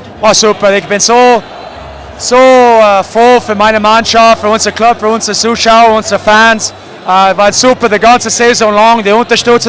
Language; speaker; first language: German; non-native, fluent; English